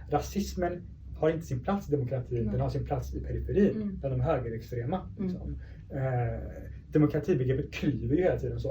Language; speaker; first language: Swedish; early bilingual, other home language; Persian